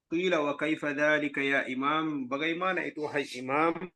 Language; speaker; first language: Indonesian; non-native, learner; Arabic